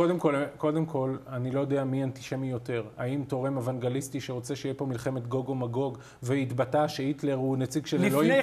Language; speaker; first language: Hebrew; native; Hebrew